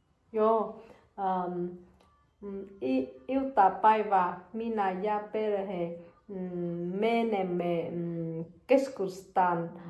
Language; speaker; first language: Finnish; non-native, learner; Vietnamese